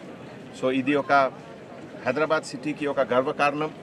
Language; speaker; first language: Telugu; native; Telugu